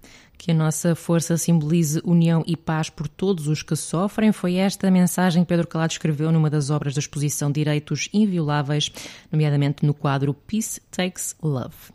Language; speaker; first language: Portuguese; native; Portuguese